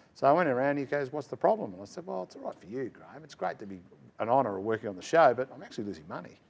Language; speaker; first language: English; native; English